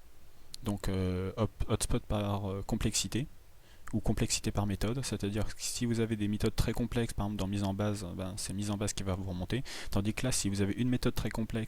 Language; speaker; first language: French; native; French